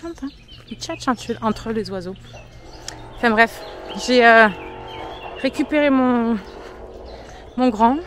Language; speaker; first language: French; native; French